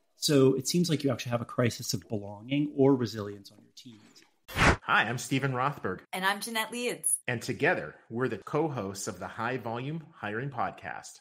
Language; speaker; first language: English; native; English